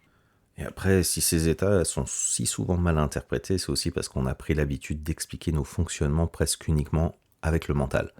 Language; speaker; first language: French; native; French